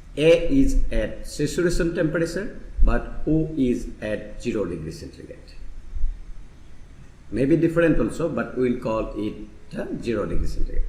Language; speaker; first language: English; non-native, local second language; Assamese